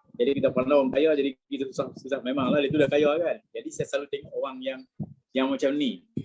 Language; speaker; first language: Malay; native; Malay